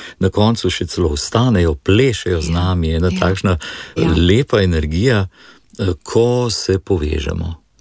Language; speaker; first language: Slovenian; native; Slovenian